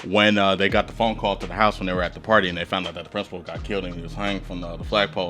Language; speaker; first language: English; native; English